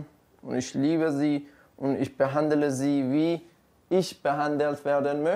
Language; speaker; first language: German; non-native, learner; Persian